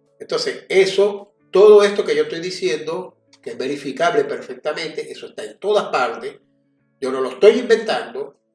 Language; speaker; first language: Spanish; native; Spanish